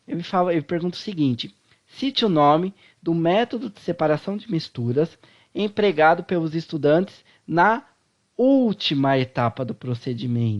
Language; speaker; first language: Portuguese; native; Portuguese